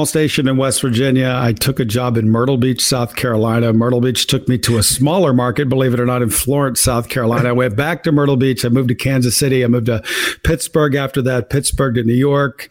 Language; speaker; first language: English; native; English